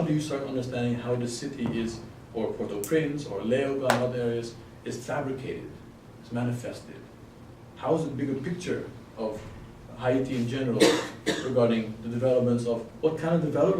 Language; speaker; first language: English; non-native, fluent; Dutch